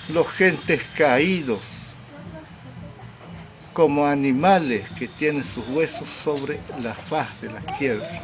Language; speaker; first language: Spanish; non-native, local second language; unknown